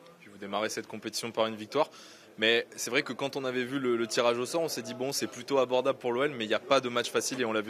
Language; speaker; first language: French; native; French